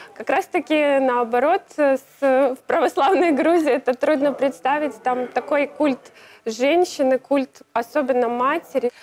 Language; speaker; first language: Russian; native; Russian